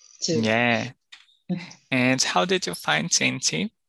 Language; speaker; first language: English; non-native, learner; Portuguese